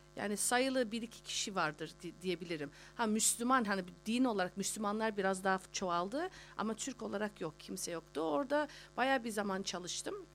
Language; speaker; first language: Turkish; early bilingual, heritage; Turkish